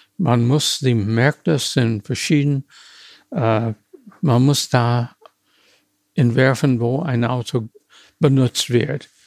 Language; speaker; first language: German; non-native, fluent; English